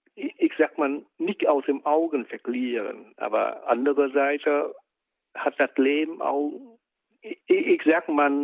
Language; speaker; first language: German; non-native, learner; Vietnamese